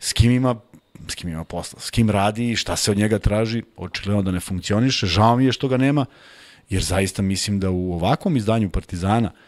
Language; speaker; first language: Serbian; native; Serbian